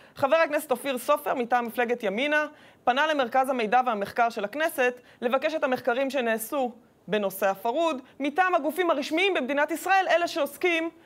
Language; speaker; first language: Hebrew; native; Hebrew